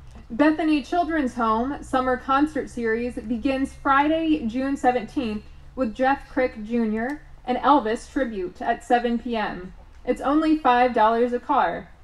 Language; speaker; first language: English; native; English